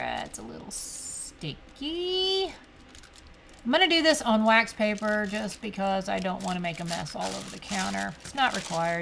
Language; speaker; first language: English; native; English